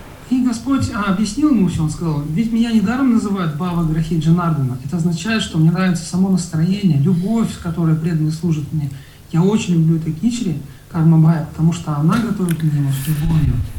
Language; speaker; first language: Russian; native; Russian